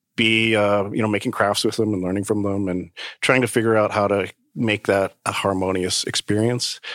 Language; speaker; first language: English; native; English